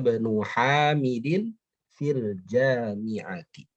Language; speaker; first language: Arabic; non-native, fluent; Indonesian